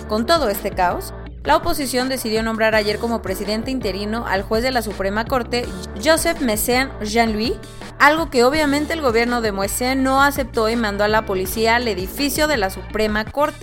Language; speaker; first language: Spanish; native; Spanish